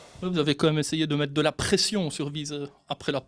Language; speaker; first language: French; native; French